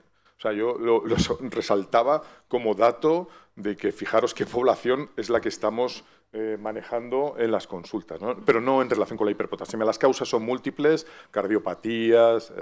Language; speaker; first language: Spanish; native; Spanish